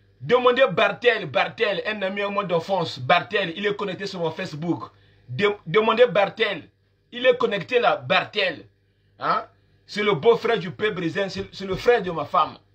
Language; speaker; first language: French; non-native, local second language; Lingala